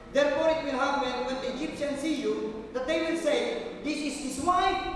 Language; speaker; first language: English; non-native, local second language; Filipino